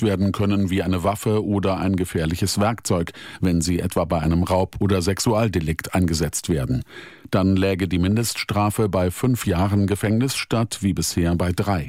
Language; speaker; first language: German; native; German